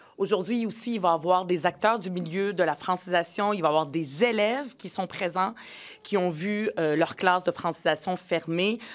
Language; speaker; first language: French; early bilingual, other home language; Arabic